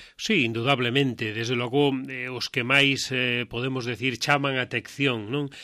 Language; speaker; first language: Galician; non-native, local second language; Spanish